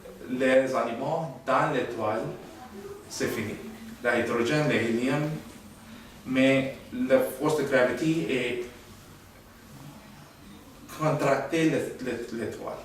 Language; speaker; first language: French; non-native, learner; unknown